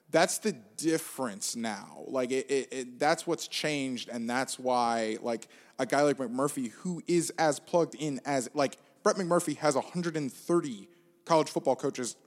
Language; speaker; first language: English; native; English